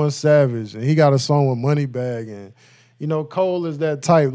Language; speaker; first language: English; native; English